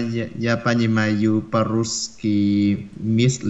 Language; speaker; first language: Russian; non-native, learner; Vietnamese